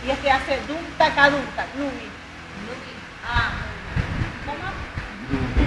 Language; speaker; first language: Spanish; native; Spanish